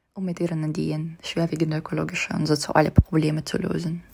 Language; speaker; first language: German; non-native, fluent; Russian